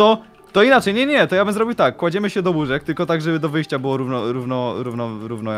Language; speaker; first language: Polish; native; Polish